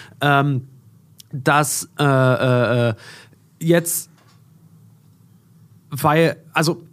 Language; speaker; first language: German; native; German